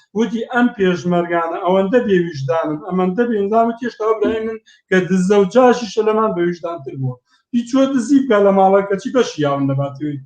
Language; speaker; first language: Central Kurdish; native; Central Kurdish